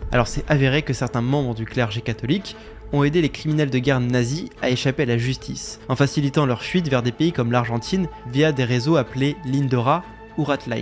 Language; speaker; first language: French; native; French